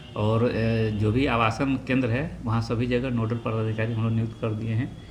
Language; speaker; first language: Hindi; native; Hindi